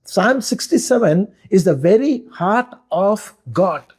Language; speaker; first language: English; non-native, local second language; Telugu